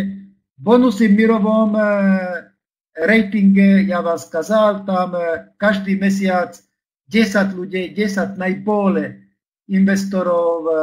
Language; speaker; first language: Russian; non-native, learner; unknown